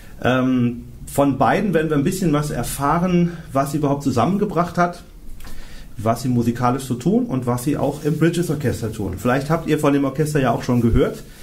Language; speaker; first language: German; native; German